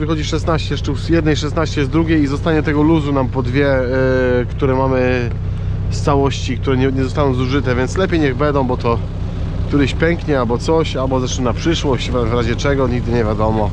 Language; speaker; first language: Polish; native; Polish